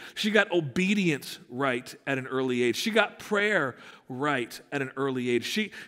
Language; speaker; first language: English; native; English